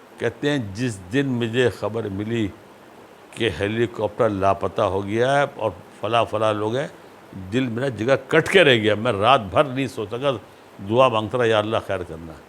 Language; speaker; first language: Urdu; native; Urdu